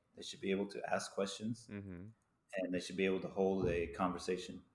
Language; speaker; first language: English; native; English